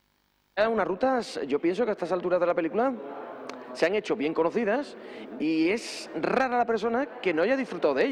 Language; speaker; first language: Spanish; native; Spanish